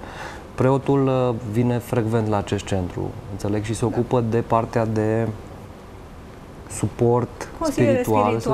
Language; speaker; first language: Romanian; native; Romanian